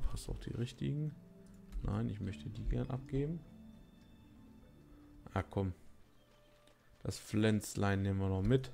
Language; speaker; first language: German; native; German